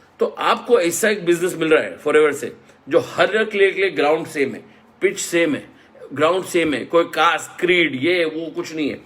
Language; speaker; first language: Hindi; non-native, local second language; Marathi